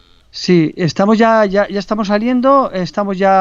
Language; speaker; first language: Spanish; native; Spanish